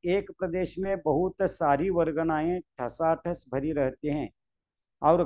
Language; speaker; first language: Hindi; non-native, local second language; Marathi